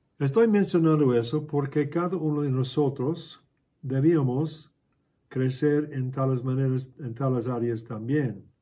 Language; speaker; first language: Spanish; non-native, fluent; English